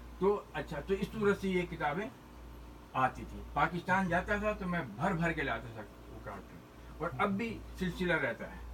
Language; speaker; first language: Urdu; native; Urdu